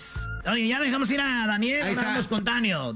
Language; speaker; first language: Spanish; native; Spanish